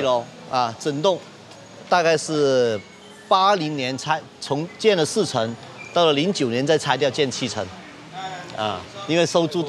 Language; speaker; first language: Chinese; native; Chinese